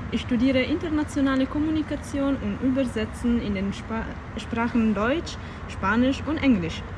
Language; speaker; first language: German; non-native, fluent; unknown